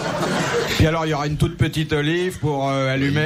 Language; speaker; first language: French; native; French